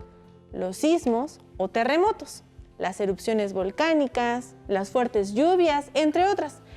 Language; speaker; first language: Spanish; native; Spanish